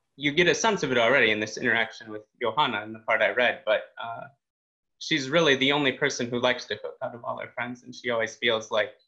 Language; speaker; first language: English; native; English